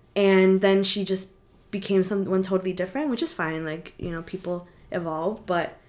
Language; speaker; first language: English; early bilingual, other home language; Spanish